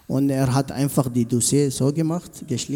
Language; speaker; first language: German; non-native, learner; Arabic